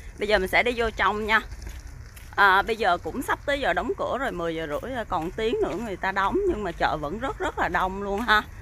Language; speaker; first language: Vietnamese; native; Vietnamese